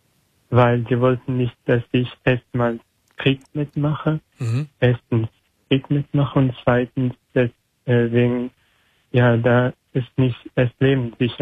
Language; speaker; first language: German; non-native, learner; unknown